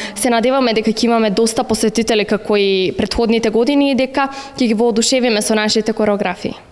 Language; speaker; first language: Macedonian; native; Macedonian